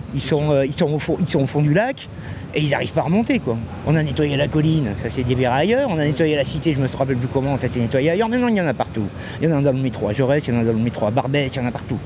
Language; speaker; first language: French; native; French